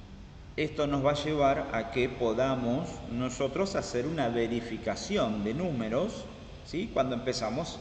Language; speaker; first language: Spanish; native; Spanish